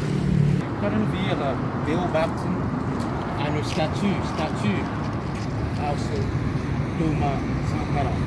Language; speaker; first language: German; non-native, fluent; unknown